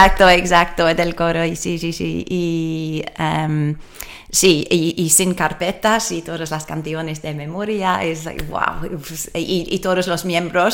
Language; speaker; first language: Spanish; non-native, learner; English